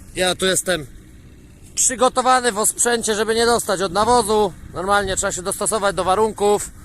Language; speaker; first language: Polish; native; Polish